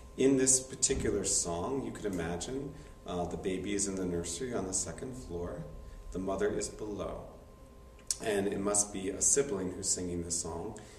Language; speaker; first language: English; native; English